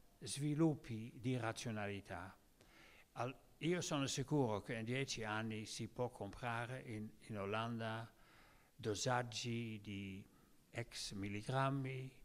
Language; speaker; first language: Italian; non-native, learner; Dutch